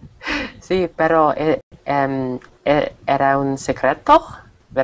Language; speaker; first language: Spanish; non-native, learner; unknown